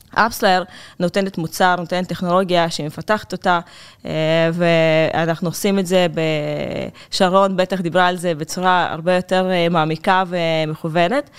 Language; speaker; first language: Hebrew; non-native, fluent; Russian